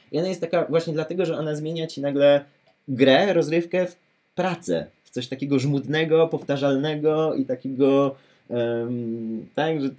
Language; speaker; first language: Polish; native; Polish